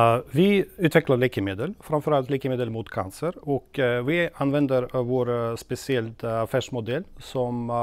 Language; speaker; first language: Swedish; non-native, fluent; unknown